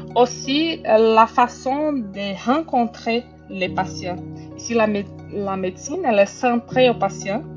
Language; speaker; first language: French; non-native, fluent; Portuguese